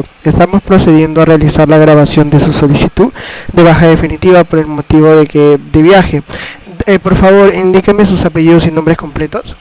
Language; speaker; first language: Spanish; native; Spanish